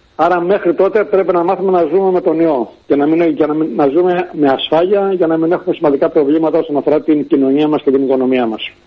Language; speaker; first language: Greek; native; Greek